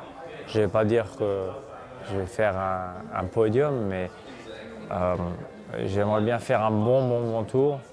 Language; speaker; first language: French; non-native, local second language; Luxembourgish